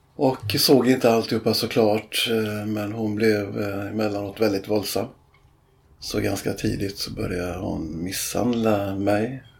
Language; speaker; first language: Swedish; native; Swedish